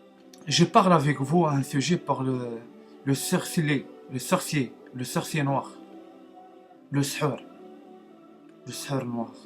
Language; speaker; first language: French; non-native, learner; Arabic